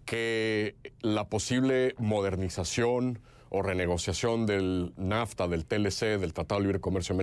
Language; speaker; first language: Spanish; native; Spanish